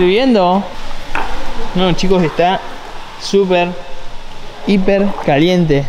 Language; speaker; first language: Spanish; native; Spanish